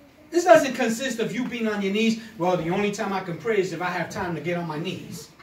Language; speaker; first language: English; early bilingual, other home language; Spanish